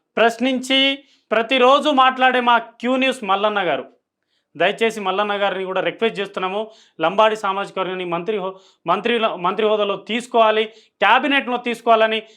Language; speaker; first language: Telugu; non-native, local second language; Lambadi